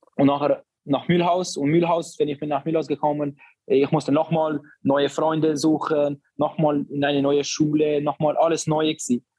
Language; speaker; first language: German; non-native, learner; Albanian